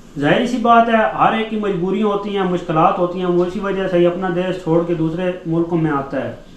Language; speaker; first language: Hindi; non-native, local second language; Punjabi